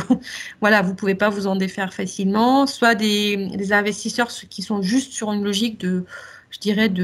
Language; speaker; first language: French; native; French